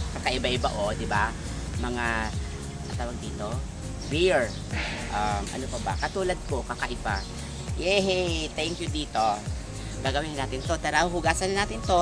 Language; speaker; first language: Filipino; non-native, local second language; Bikol